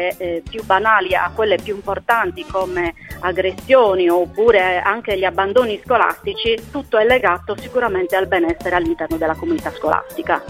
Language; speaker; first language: Italian; native; Italian